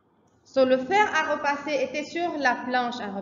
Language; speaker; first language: French; non-native, fluent; Arabic